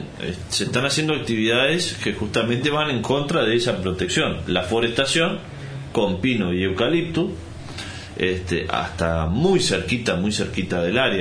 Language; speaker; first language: Spanish; native; Spanish